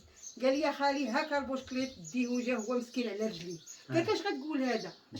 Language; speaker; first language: Arabic; native; Arabic